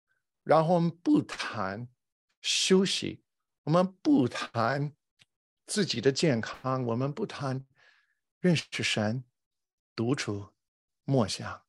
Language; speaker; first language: Chinese; non-native, fluent; English